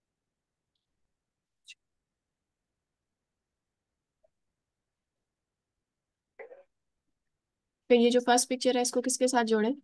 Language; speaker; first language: Urdu; native; Urdu